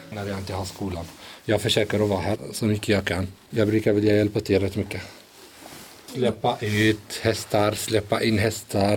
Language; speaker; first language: Swedish; early bilingual, other home language; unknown